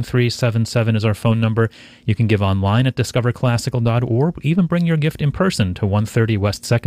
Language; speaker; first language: English; native; English